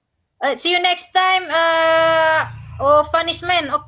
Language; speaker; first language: English; non-native, learner; Indonesian